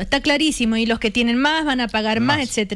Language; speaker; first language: Spanish; native; Spanish